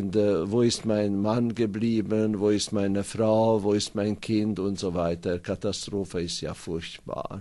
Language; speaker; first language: German; non-native, fluent; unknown